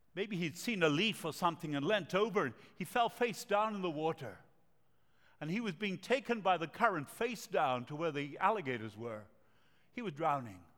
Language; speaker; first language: English; non-native, fluent; Spanish